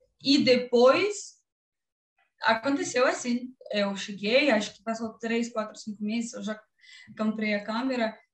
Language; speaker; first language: Portuguese; non-native, learner; Russian